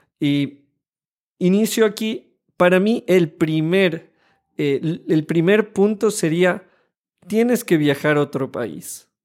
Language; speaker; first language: Spanish; native; Spanish